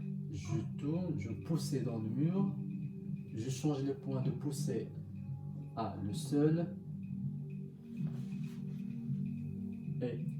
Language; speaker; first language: French; non-native, learner; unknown